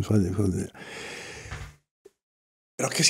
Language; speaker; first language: French; native; French